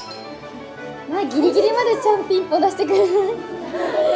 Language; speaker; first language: Japanese; native; Japanese